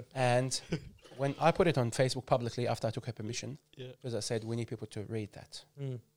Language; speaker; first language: English; non-native, fluent; Arabic